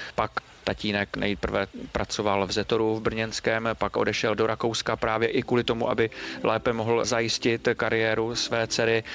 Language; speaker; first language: Czech; native; Czech